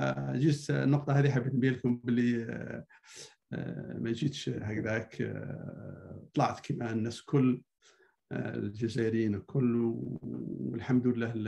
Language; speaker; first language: Arabic; native; Arabic